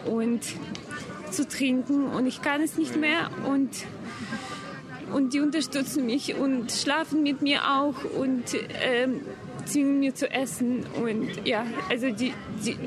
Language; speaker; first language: German; non-native, fluent; Ukrainian